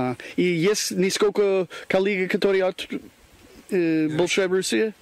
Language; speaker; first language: Russian; non-native, learner; English